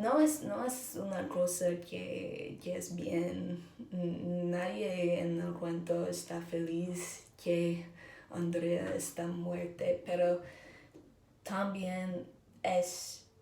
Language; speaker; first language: Spanish; non-native, learner; English